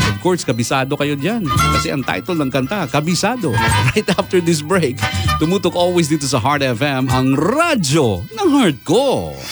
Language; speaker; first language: Filipino; non-native, local second language; Cebuano